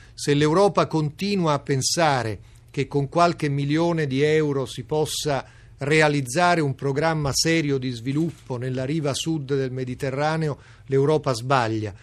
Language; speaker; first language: Italian; native; Italian